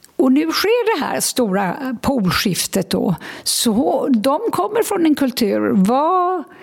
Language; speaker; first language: Swedish; native; Swedish